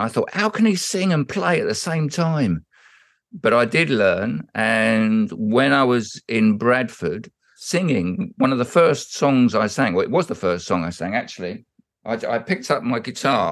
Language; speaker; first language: English; native; English